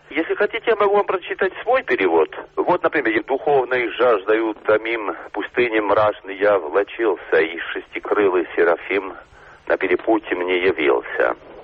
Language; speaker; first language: Russian; non-native, fluent; French